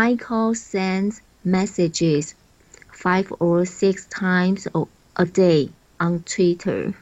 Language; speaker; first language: English; non-native, learner; Chinese